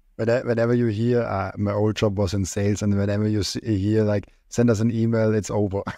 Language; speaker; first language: English; non-native, fluent; German